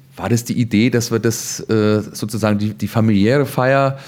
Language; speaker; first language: German; native; German